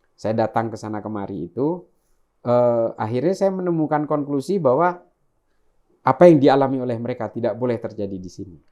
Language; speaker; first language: Indonesian; non-native, local second language; Madurese